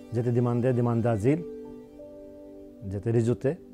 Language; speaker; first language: French; non-native, learner; Bangla